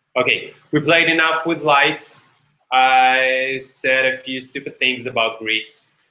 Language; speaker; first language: English; non-native, fluent; Hebrew